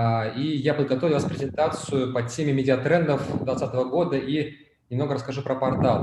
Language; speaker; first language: Russian; native; Russian